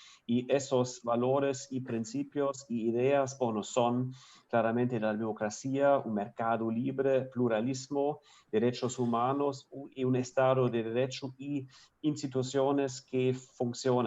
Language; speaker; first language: Spanish; non-native, fluent; German